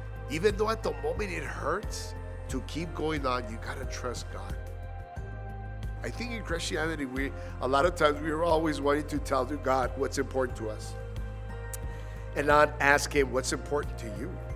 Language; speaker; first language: English; early bilingual, other home language; Spanish